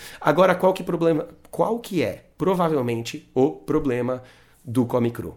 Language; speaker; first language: Portuguese; non-native, fluent; English